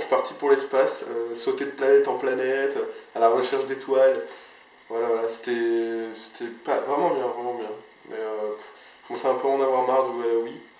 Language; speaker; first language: French; native; French